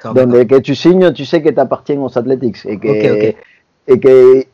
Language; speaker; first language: French; non-native, fluent; Spanish